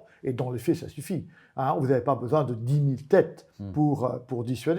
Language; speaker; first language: French; native; French